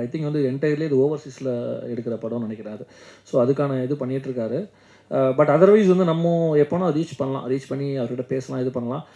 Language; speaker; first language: Tamil; native; Tamil